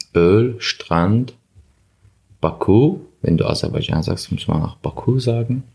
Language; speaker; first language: German; non-native, learner; Azerbaijani